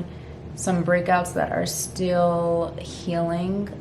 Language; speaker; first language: English; native; English